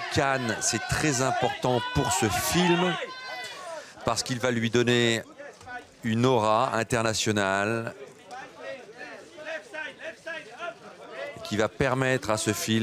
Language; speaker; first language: French; native; French